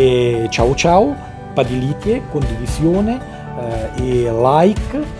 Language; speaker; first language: Russian; non-native, learner; Italian